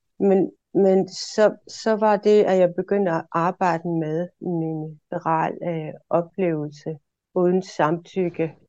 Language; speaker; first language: Danish; non-native, local second language; Kalaallisut